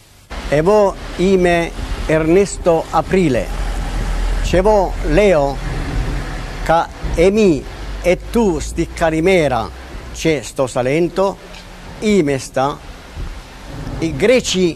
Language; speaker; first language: Greek; early bilingual, heritage; Greek